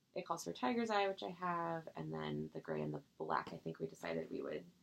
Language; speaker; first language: English; native; English